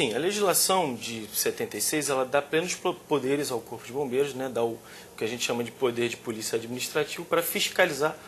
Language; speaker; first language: Portuguese; native; Portuguese